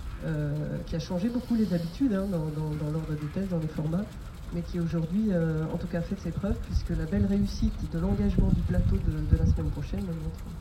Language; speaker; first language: French; native; French